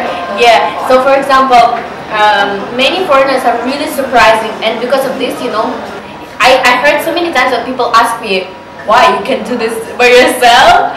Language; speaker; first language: English; non-native, learner; Russian